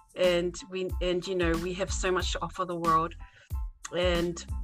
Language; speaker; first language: English; native; English